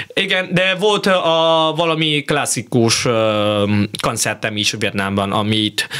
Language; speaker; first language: Hungarian; non-native, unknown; Vietnamese